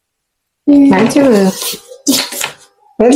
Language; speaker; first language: German; non-native, learner; Indonesian